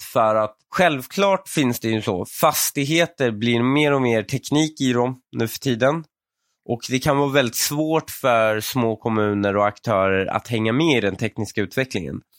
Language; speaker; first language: Swedish; early bilingual, other home language; Persian